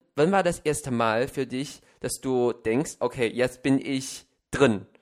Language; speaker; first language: German; non-native, fluent; Chinese